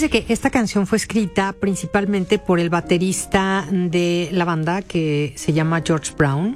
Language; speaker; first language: Spanish; native; Spanish